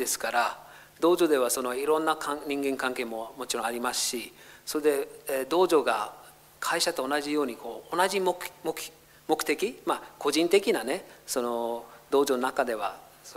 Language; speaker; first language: Japanese; non-native, fluent; English